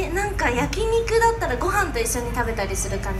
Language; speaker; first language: Japanese; native; Japanese